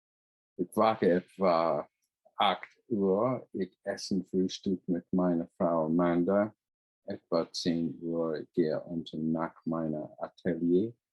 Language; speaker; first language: German; non-native, fluent; English